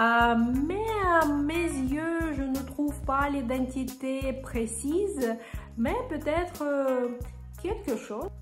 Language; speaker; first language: French; non-native, fluent; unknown